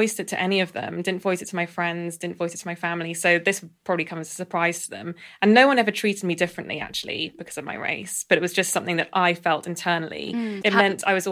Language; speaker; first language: English; native; English